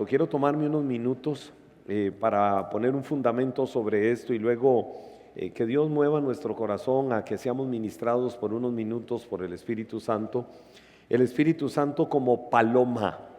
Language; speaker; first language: Spanish; native; Spanish